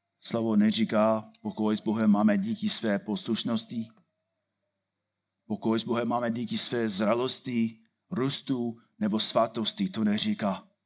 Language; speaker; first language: Czech; non-native, fluent; English